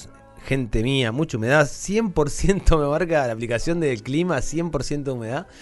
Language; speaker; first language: Spanish; native; Spanish